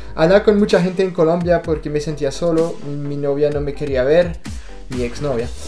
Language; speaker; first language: Spanish; non-native, fluent; French